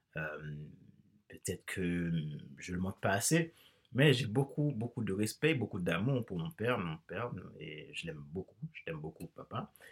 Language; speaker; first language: French; non-native, local second language; Haitian Creole